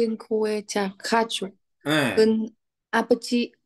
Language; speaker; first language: Korean; non-native, learner; Vietnamese